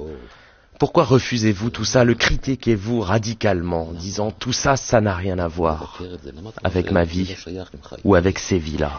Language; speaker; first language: French; native; French